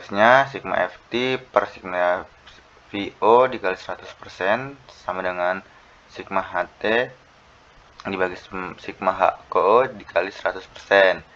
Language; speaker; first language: Indonesian; native; Indonesian